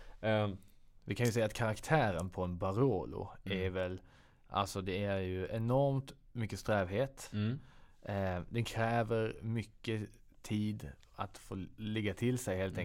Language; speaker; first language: Swedish; native; Swedish